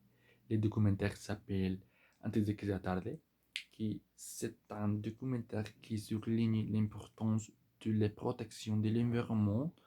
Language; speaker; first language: French; non-native, learner; Spanish